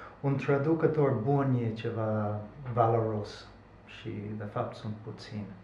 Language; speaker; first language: Romanian; non-native, fluent; English